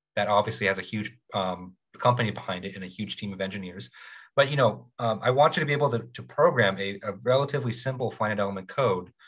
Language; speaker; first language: English; native; English